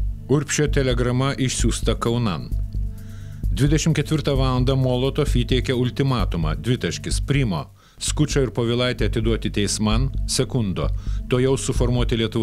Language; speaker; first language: Lithuanian; native; Lithuanian